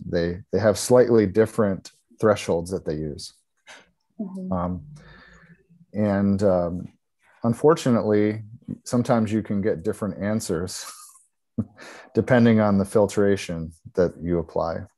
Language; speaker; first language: English; native; English